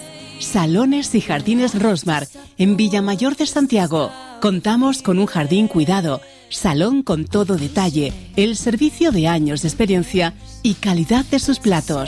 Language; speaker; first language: Spanish; native; Spanish